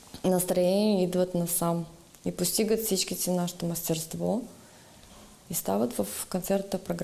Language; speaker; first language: Bulgarian; early bilingual, heritage; Bulgarian